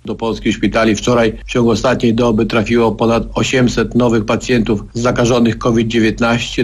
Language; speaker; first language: Polish; native; Polish